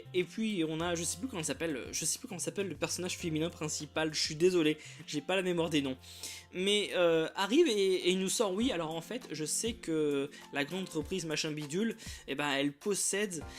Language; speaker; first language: French; native; French